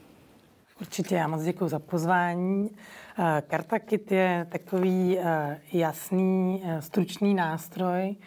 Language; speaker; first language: Czech; native; Czech